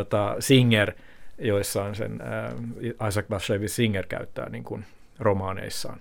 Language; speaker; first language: Finnish; native; Finnish